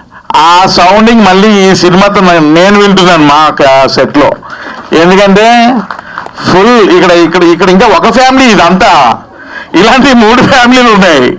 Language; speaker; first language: Telugu; native; Telugu